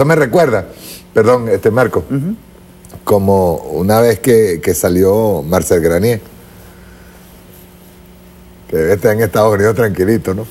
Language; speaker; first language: Spanish; native; Spanish